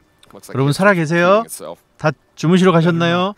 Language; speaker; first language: Korean; native; Korean